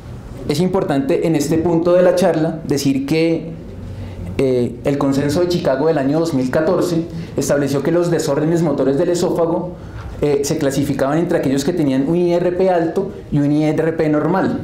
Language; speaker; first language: Spanish; native; Spanish